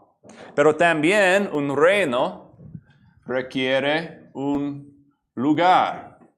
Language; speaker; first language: Spanish; non-native, fluent; English